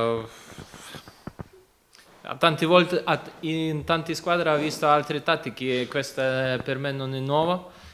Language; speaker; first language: Italian; non-native, learner; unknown